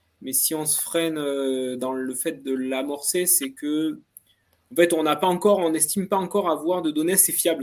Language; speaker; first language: French; native; French